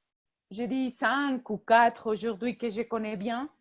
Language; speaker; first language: French; non-native, fluent; Spanish